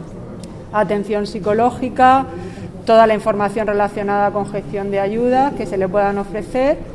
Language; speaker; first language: Spanish; native; Spanish